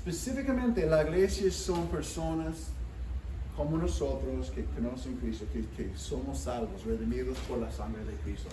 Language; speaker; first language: Spanish; non-native, fluent; English